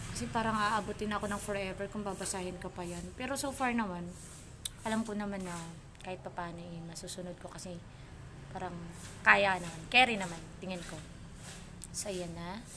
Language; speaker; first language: Filipino; non-native, local second language; Waray